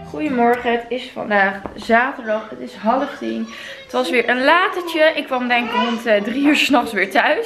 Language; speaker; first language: Dutch; native; Dutch